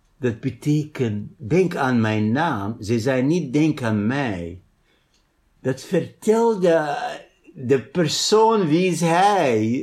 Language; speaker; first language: Dutch; non-native, fluent; Arabic